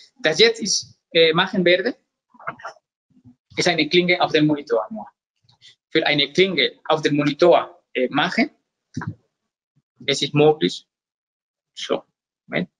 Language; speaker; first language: German; non-native, learner; Spanish